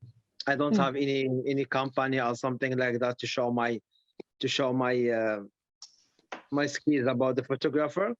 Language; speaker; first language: English; non-native, learner; Arabic